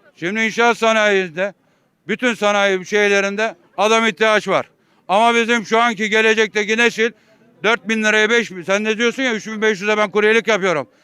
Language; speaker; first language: Turkish; native; Turkish